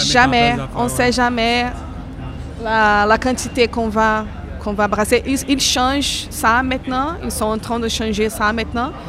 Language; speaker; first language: French; non-native, fluent; Portuguese